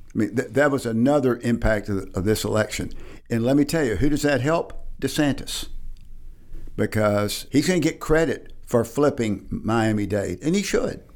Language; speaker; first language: English; native; English